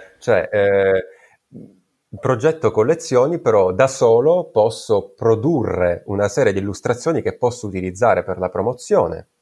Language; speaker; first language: Italian; native; Italian